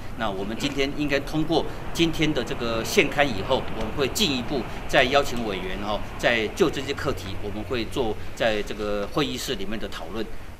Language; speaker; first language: Chinese; native; Chinese